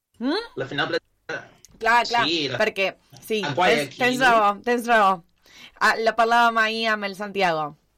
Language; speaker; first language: Catalan; early bilingual, heritage; Spanish